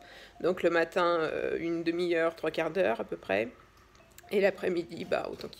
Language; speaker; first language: French; native; French